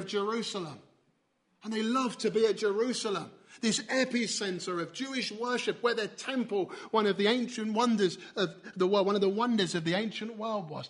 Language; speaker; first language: English; native; English